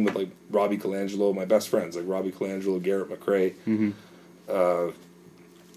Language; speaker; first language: English; native; English